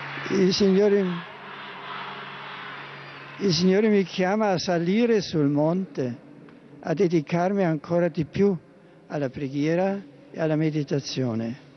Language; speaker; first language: Italian; non-native, fluent; German